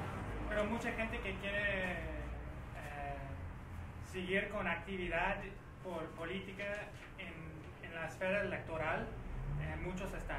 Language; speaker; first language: Spanish; non-native, fluent; English